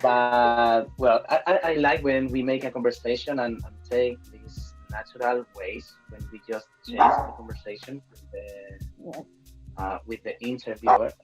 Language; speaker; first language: English; non-native, fluent; Spanish